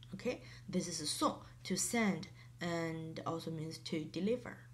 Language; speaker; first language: English; non-native, fluent; Chinese